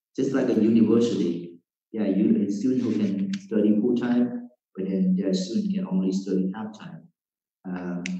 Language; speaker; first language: English; non-native, fluent; Vietnamese